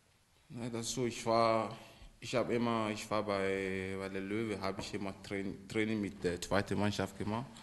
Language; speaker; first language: German; non-native, learner; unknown